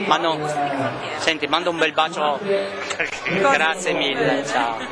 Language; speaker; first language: Italian; native; Italian